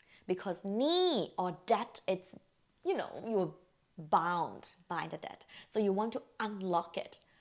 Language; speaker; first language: English; non-native, fluent; Thai